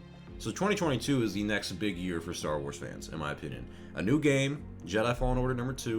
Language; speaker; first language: English; native; English